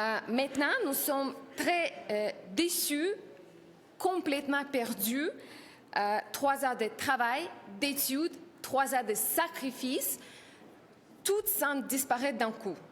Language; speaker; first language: French; non-native, learner; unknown